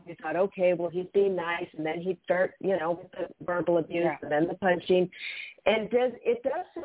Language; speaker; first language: English; native; English